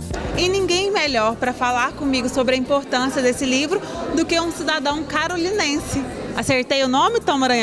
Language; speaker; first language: Portuguese; native; Portuguese